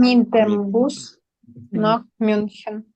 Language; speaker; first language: German; non-native, learner; Ukrainian